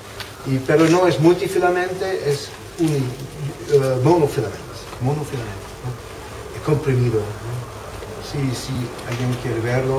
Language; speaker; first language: Spanish; non-native, fluent; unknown